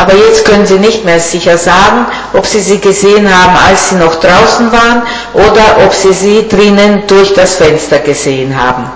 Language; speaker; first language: German; non-native, fluent; Italian